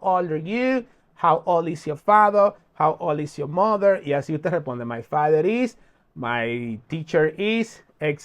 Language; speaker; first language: English; non-native, fluent; Spanish